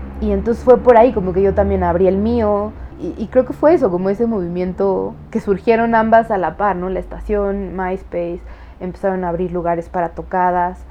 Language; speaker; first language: Spanish; native; Spanish